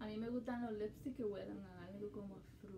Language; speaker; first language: Spanish; early bilingual, heritage; Spanish